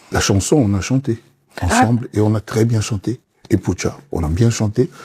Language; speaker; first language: French; non-native, local second language; Lingala